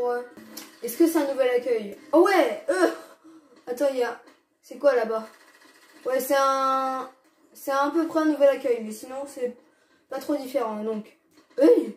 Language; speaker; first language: French; native; French